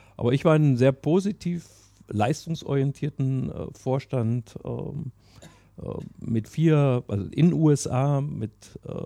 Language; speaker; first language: German; non-native, fluent; English